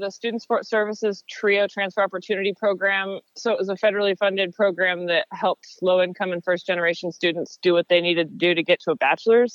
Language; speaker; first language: English; native; English